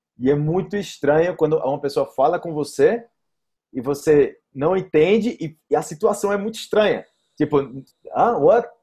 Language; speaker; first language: Portuguese; native; Portuguese